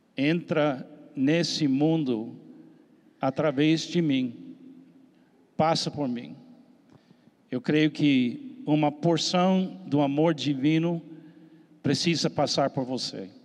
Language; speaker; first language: Portuguese; non-native, fluent; English